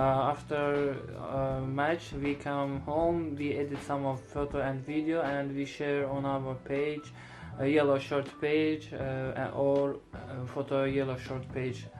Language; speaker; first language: English; non-native, learner; Azerbaijani